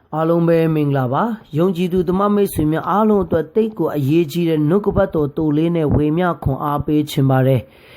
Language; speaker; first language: Burmese; non-native, local second language; Kachin